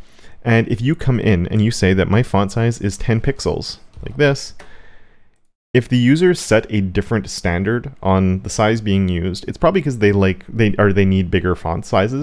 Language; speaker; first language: English; native; English